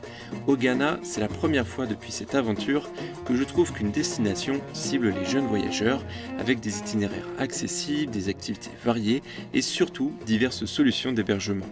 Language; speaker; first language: French; native; French